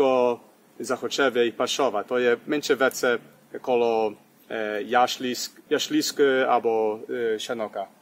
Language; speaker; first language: Polish; early bilingual, heritage; Polish